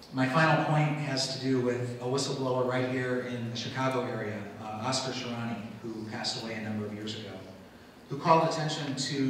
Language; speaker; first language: English; native; English